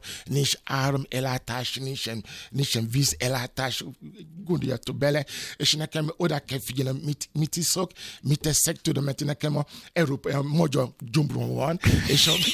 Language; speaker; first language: Hungarian; non-native, fluent; Yoruba